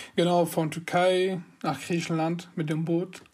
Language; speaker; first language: German; non-native, fluent; Arabic